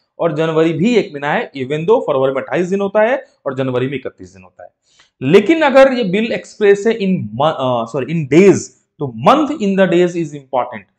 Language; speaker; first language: Hindi; native; Hindi